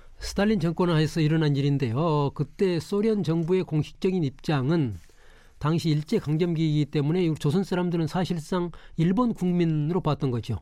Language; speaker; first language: Korean; native; Korean